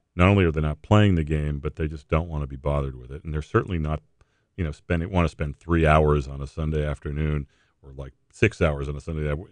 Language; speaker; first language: English; native; English